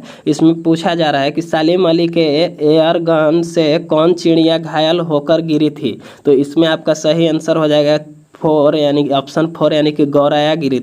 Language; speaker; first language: Hindi; native; Hindi